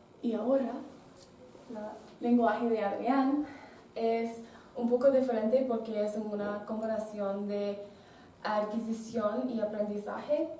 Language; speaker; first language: Spanish; non-native, learner; English